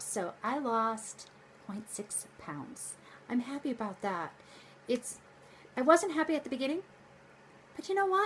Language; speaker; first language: English; native; English